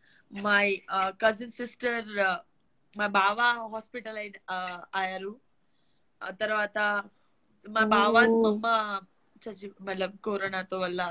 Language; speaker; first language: Telugu; non-native, learner; Gujarati